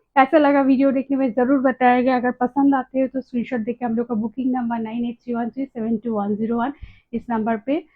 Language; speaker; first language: Hindi; non-native, local second language; Bangla